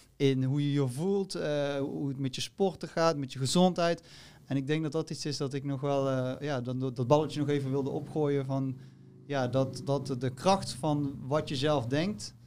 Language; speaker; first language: Dutch; native; Dutch